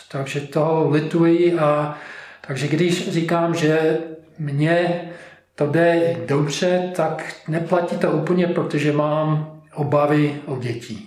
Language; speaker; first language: Czech; non-native, fluent; English